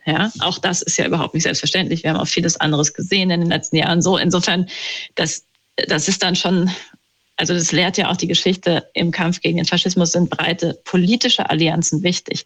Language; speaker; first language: German; native; German